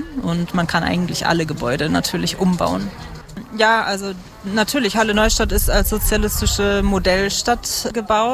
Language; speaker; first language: German; native; German